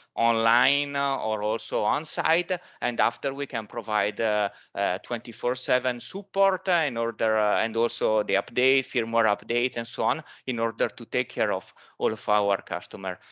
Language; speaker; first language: English; non-native, fluent; Italian